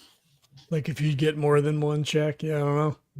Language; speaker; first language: English; native; English